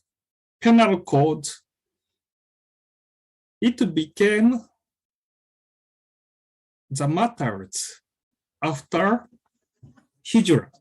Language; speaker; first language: English; non-native, fluent; Japanese